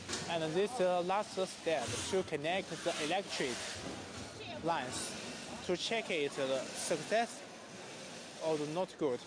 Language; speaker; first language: English; non-native, learner; Chinese